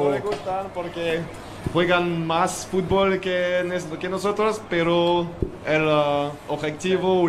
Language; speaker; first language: Spanish; non-native, learner; French